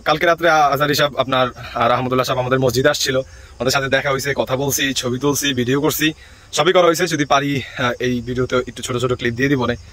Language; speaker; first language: Bangla; native; Bangla